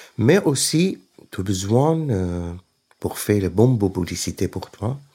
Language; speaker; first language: French; non-native, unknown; Arabic